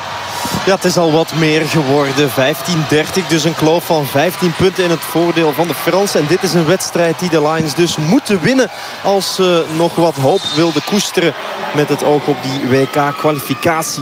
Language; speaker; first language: Dutch; native; Dutch